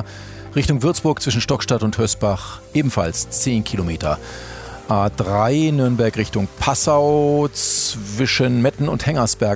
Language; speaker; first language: German; native; German